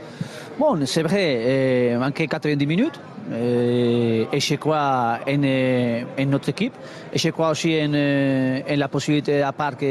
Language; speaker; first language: French; non-native, learner; Spanish